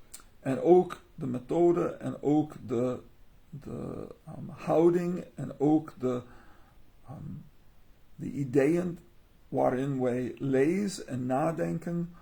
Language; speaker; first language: Dutch; non-native, learner; English